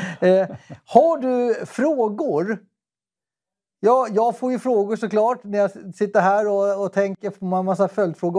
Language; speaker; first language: Swedish; native; Swedish